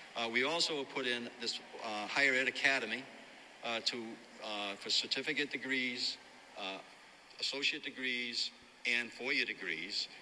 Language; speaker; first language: English; native; English